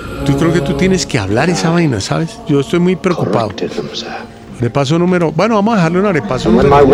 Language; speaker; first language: Spanish; native; Spanish